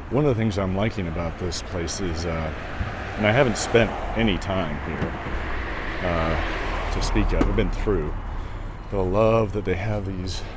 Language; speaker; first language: English; native; English